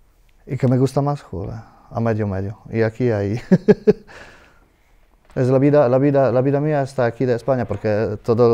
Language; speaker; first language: Spanish; non-native, learner; Polish